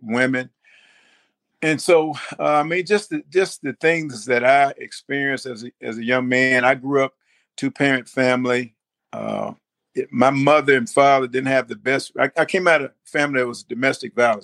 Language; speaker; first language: English; native; English